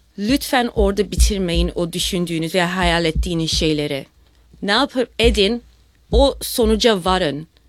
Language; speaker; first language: Turkish; early bilingual, heritage; Turkish